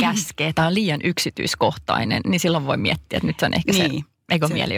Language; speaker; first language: Finnish; native; Finnish